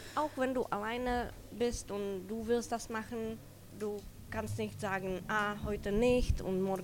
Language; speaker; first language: German; non-native, learner; Czech